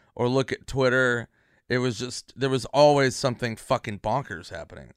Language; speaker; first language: English; native; English